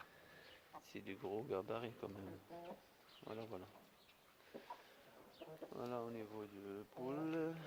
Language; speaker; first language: French; non-native, fluent; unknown